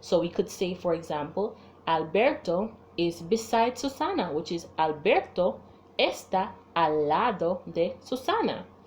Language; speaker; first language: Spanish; non-native, fluent; English